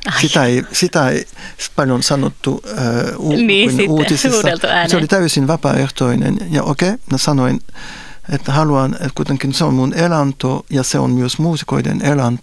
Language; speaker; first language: Finnish; non-native, fluent; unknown